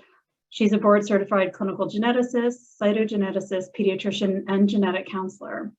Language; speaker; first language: English; native; English